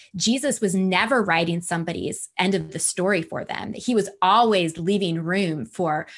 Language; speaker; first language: English; native; English